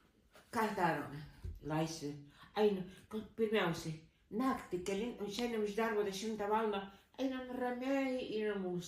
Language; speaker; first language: Lithuanian; early bilingual, heritage; Lithuanian